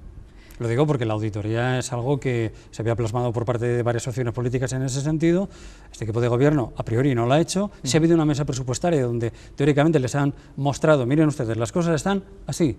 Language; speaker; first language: Spanish; native; Spanish